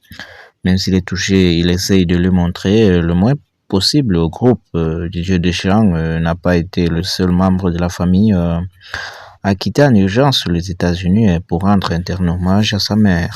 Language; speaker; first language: French; native; French